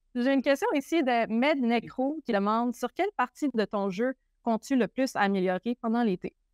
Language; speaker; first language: French; native; French